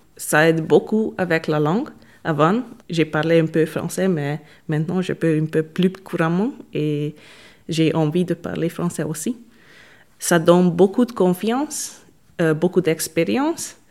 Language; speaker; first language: French; non-native, learner; Hungarian